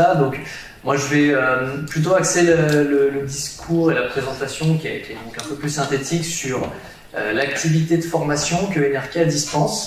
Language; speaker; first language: French; native; French